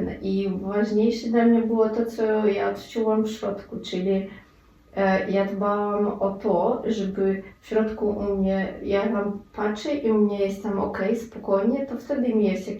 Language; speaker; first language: Polish; non-native, fluent; Russian